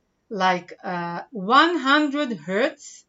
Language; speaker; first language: English; non-native, fluent; Hebrew